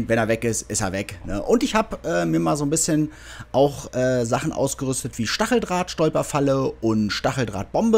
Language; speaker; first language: German; native; German